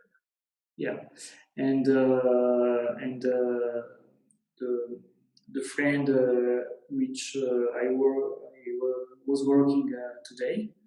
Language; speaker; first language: English; non-native, learner; Italian